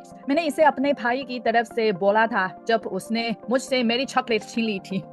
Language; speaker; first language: Hindi; non-native, fluent; Chinese